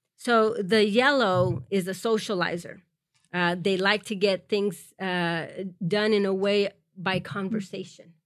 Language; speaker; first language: English; early bilingual, other home language; Spanish